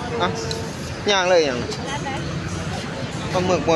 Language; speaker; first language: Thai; non-native, local second language; Lao